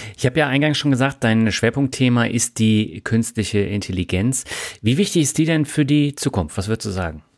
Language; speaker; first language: German; native; German